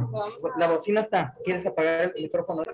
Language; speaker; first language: Spanish; non-native, fluent; English